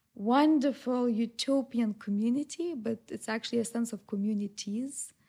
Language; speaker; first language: English; non-native, fluent; Lithuanian